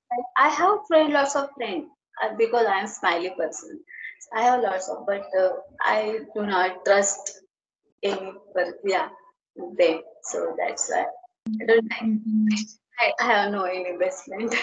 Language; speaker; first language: English; non-native, learner; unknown